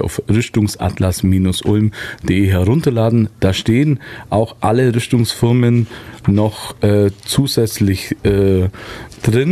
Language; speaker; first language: German; native; German